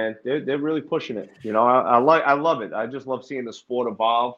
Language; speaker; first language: English; native; English